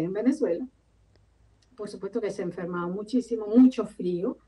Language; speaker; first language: Spanish; native; Spanish